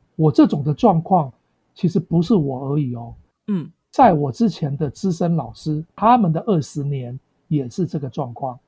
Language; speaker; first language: Chinese; native; Chinese